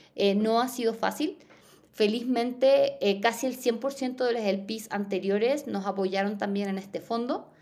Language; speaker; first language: Spanish; native; Spanish